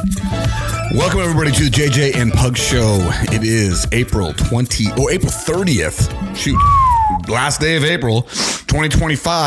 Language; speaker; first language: English; native; English